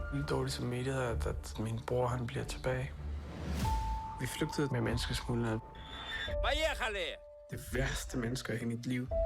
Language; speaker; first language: Danish; early bilingual, other home language; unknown